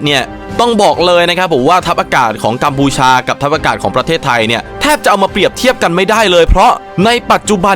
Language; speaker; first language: Thai; native; Thai